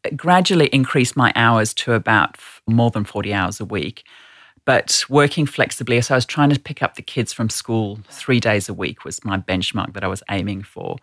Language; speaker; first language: English; native; English